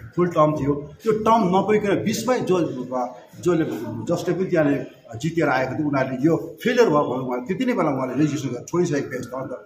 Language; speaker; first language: Nepali; native; Nepali